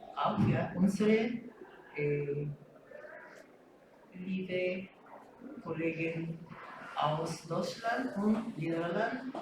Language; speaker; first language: German; non-native, learner; Spanish